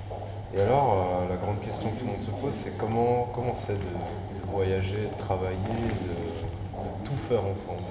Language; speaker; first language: French; native; French